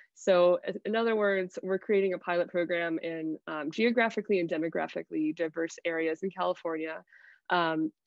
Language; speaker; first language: English; native; English